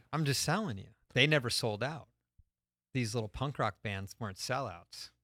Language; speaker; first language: English; native; English